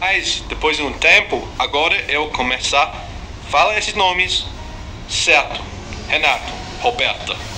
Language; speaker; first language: Portuguese; non-native, learner; English